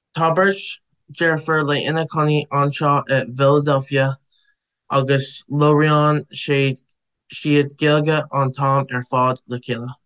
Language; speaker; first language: Irish; non-native, fluent; English